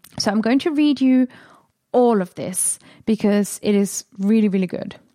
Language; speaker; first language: English; non-native, fluent; German